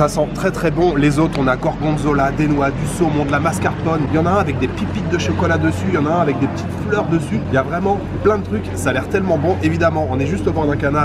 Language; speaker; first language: French; native; French